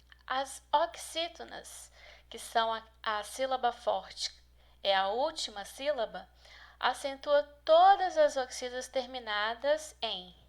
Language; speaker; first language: Portuguese; native; Portuguese